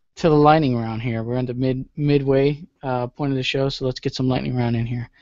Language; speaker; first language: English; native; English